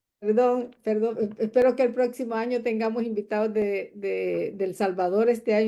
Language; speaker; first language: Spanish; native; Spanish